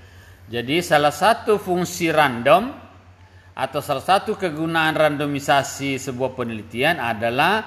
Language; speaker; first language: Indonesian; native; Indonesian